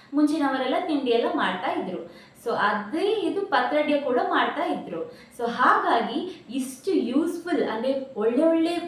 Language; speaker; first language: Kannada; non-native, local second language; Tulu